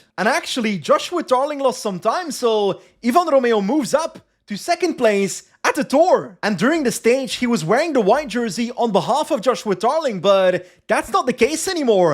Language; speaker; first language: English; non-native, fluent; Dutch